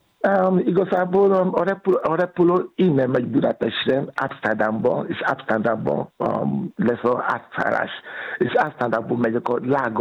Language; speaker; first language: Hungarian; non-native, fluent; Yoruba